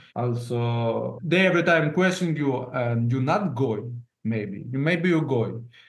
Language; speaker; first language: English; non-native, learner; Russian